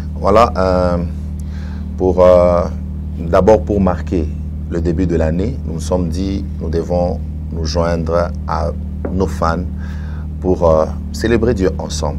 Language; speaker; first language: French; non-native, local second language; Swahili